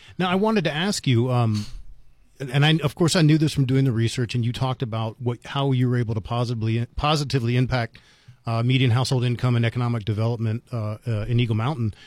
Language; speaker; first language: English; native; English